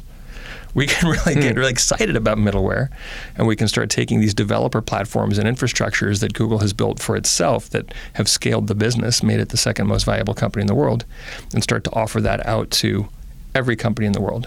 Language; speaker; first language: English; native; English